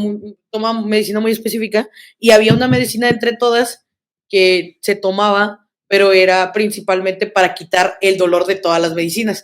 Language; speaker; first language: Spanish; native; Spanish